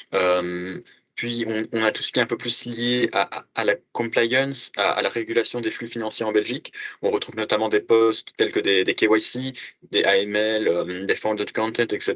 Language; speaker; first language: French; native; French